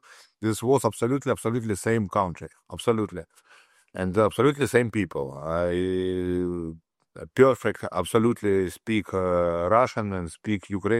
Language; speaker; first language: English; non-native, learner; Russian